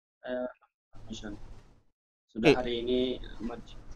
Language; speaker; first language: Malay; non-native, learner; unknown